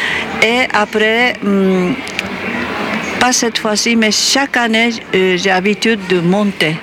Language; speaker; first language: French; non-native, fluent; Japanese